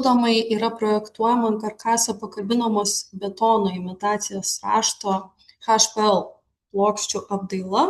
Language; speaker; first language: Lithuanian; native; Lithuanian